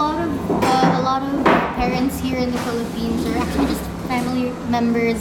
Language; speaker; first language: English; non-native, local second language; Filipino